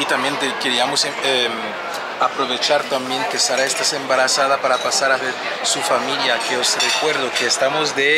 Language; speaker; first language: Spanish; non-native, fluent; French